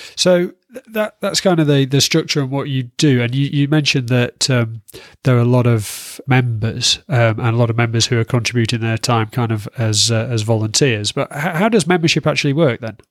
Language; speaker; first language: English; native; English